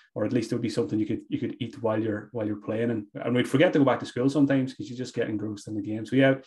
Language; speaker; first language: English; native; English